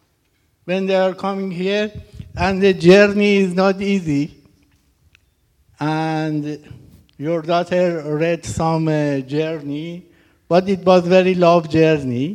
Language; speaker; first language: English; non-native, learner; Persian